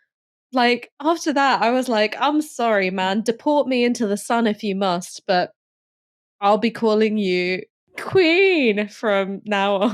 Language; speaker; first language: English; native; English